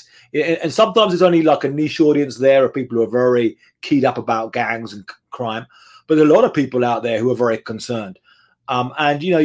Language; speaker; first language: English; native; English